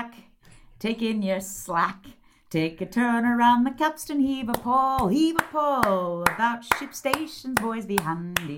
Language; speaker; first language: English; native; English